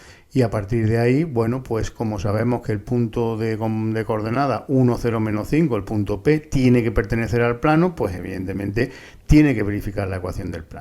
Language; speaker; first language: Spanish; native; Spanish